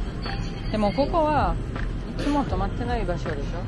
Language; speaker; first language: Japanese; non-native, fluent; French